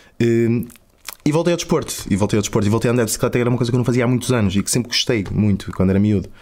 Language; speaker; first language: Portuguese; native; Portuguese